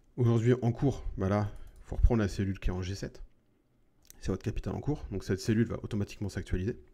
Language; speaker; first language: French; native; French